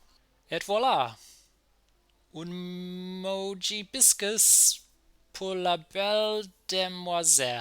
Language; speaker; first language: French; non-native, learner; English